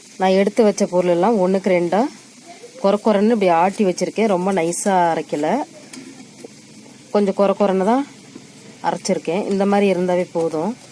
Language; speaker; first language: Tamil; native; Tamil